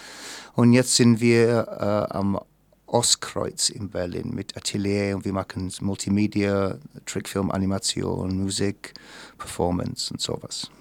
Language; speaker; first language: German; non-native, fluent; English